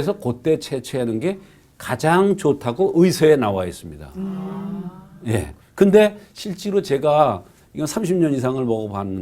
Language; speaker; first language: Korean; native; Korean